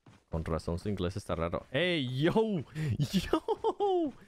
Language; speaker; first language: Spanish; early bilingual, heritage; Spanish